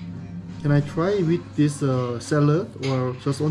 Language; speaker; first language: English; non-native, learner; Korean